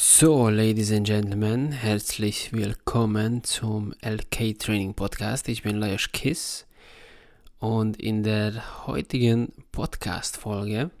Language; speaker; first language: German; non-native, fluent; Hungarian